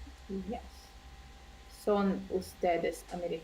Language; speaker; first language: Spanish; non-native, learner; Russian